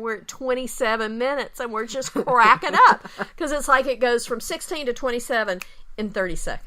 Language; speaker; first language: English; native; English